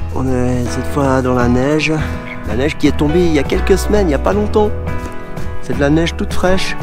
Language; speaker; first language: French; native; French